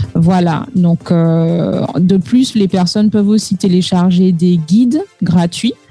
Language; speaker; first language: French; native; French